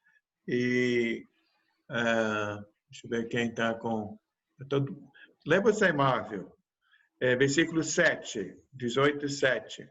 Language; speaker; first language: Portuguese; native; Portuguese